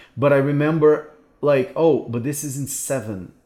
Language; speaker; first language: English; non-native, fluent; Portuguese